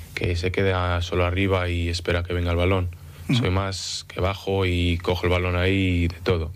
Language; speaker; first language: Spanish; early bilingual, other home language; English